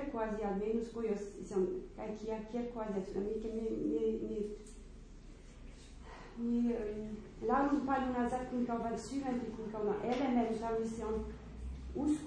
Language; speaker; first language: Finnish; non-native, learner; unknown